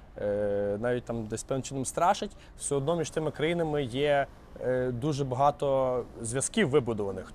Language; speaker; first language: Ukrainian; native; Ukrainian